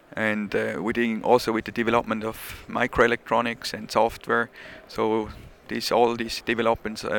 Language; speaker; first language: English; non-native, fluent; German